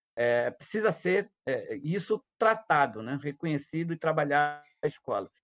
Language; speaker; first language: Portuguese; non-native, local second language; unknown